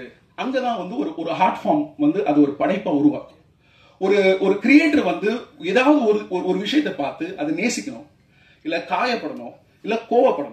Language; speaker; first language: Tamil; native; Tamil